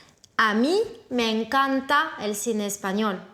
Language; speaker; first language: Spanish; non-native, fluent; French